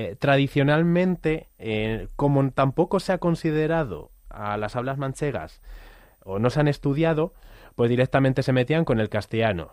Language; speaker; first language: Spanish; native; Spanish